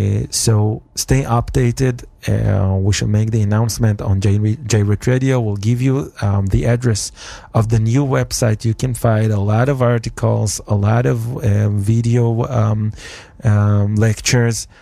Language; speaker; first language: English; non-native, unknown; Hebrew